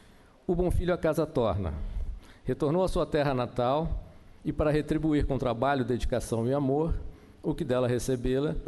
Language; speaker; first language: Portuguese; native; Portuguese